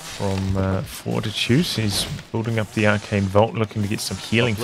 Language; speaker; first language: English; native; English